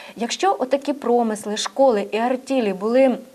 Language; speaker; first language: Ukrainian; native; Ukrainian